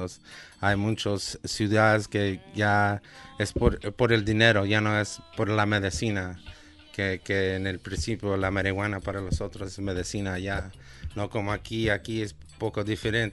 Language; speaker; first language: Spanish; early bilingual, heritage; Spanish